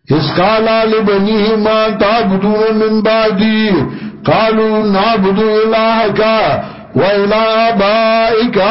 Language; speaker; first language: Urdu; non-native, local second language; Pashto